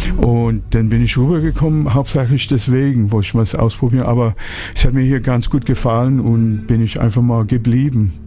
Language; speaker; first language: German; non-native, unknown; English